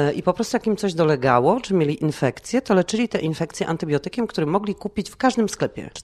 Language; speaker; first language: Polish; native; Polish